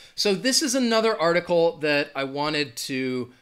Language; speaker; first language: English; native; English